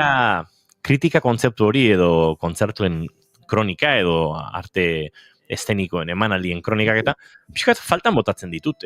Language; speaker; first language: Basque; native; Basque